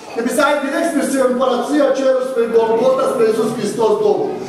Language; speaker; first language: Romanian; non-native, fluent; Arabic